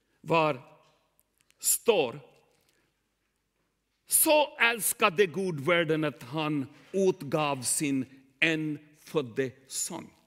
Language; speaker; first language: Swedish; non-native, learner; Urdu